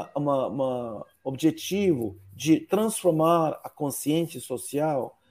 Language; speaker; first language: Portuguese; non-native, fluent; English